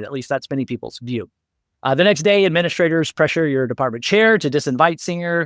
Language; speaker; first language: English; native; English